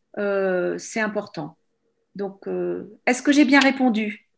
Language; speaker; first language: French; native; French